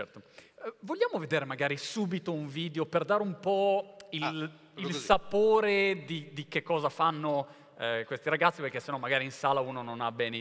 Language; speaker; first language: Italian; native; Italian